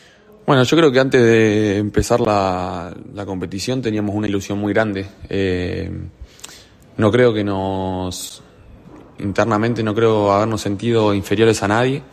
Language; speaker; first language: Spanish; native; Spanish